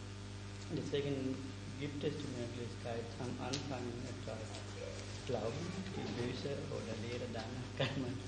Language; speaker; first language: German; non-native, fluent; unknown